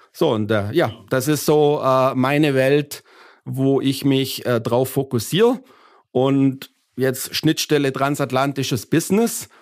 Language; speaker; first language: German; native; German